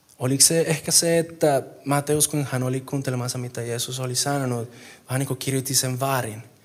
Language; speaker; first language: Finnish; non-native, fluent; Spanish